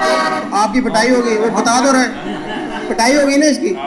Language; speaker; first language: Hindi; non-native, local second language; Punjabi